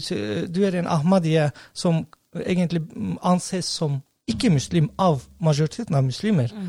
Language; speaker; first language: Norwegian; non-native, fluent; Turkish